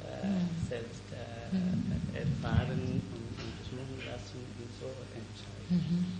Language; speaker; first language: German; non-native, fluent; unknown